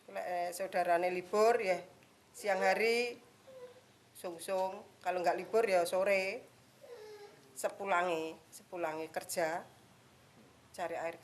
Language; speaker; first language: Indonesian; non-native, local second language; Javanese